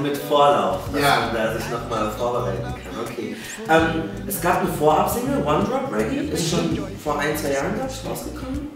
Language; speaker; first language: German; native; German